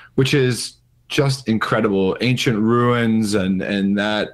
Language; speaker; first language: English; native; English